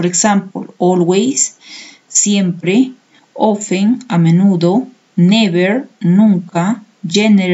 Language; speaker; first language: English; non-native, fluent; Spanish